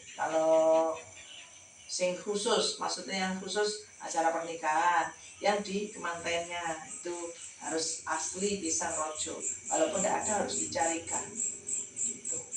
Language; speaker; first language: Indonesian; non-native, local second language; Javanese